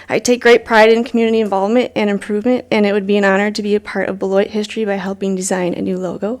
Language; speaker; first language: English; native; English